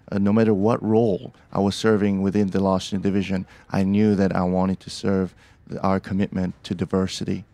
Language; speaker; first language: English; early bilingual, other home language; Korean